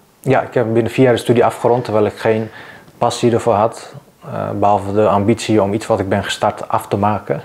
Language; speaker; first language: Dutch; early bilingual, other home language; Bosnian